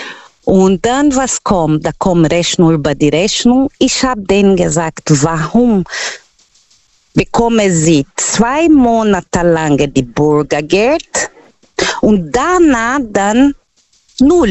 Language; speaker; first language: German; non-native, learner; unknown